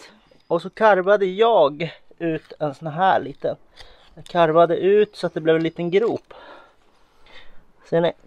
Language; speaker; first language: Swedish; non-native, fluent; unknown